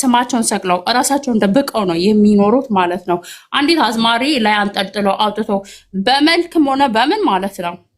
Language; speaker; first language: Amharic; native; Amharic